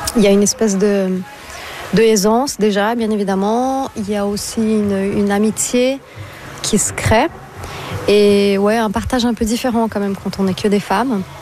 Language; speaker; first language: French; non-native, fluent; Portuguese